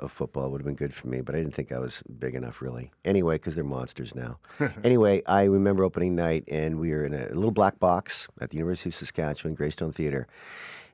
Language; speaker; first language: English; native; English